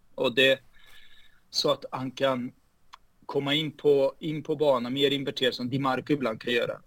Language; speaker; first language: Swedish; early bilingual, heritage; Spanish